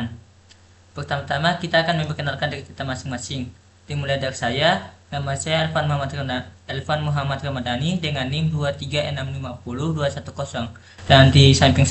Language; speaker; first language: Indonesian; native; Indonesian